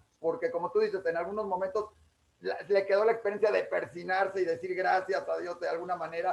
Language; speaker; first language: Spanish; native; Spanish